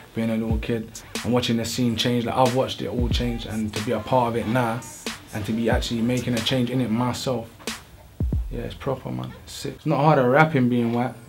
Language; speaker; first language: English; native; English